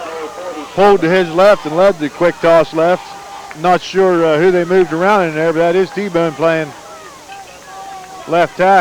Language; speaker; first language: English; native; English